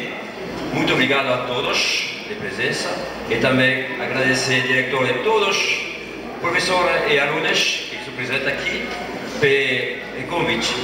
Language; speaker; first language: Portuguese; non-native, learner; French